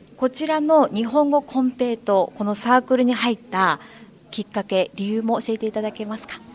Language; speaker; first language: Japanese; native; Japanese